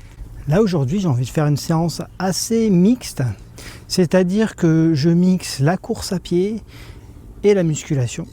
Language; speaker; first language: French; native; French